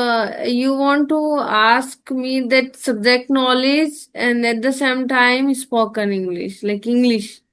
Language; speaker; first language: English; non-native, learner; Hindi